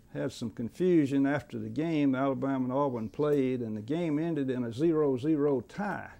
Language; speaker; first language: English; native; English